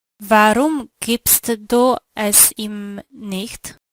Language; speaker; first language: German; non-native, learner; Polish